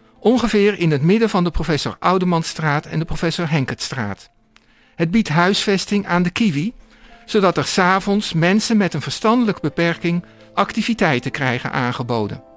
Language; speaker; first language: Dutch; native; Dutch